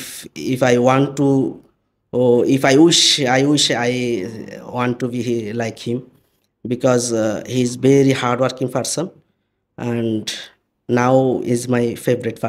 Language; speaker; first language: English; non-native, learner; Bangla